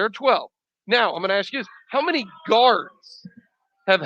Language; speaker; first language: English; native; English